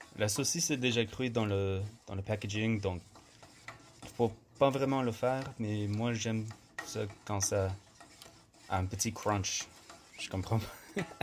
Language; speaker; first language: French; non-native, fluent; English